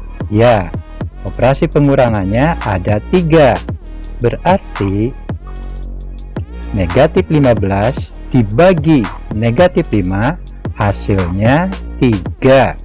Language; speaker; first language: Indonesian; native; Indonesian